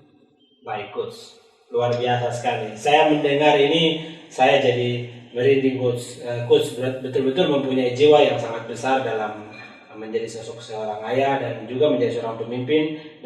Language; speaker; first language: Indonesian; non-native, fluent; Spanish